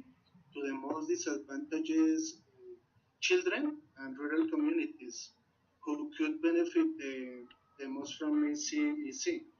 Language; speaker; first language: English; non-native, learner; Spanish